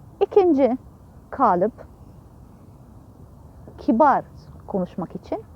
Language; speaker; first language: Turkish; non-native, fluent; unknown